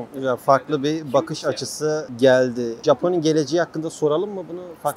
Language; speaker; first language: Turkish; native; Turkish